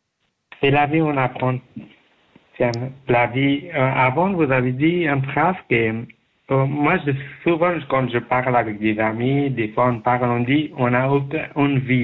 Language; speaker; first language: French; non-native, learner; Persian